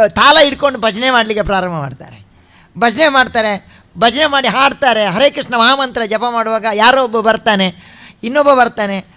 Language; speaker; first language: Kannada; non-native, local second language; Tulu